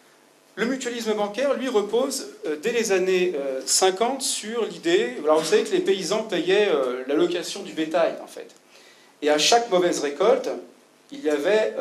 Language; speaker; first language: French; native; French